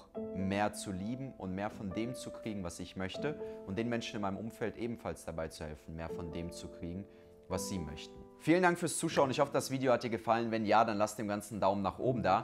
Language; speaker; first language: German; native; German